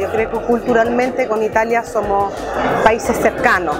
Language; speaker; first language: Spanish; early bilingual, heritage; Spanish